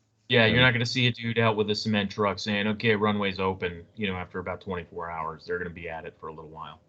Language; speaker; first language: English; native; English